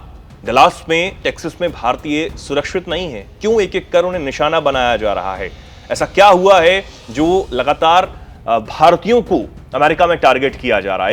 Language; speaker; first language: Hindi; native; Hindi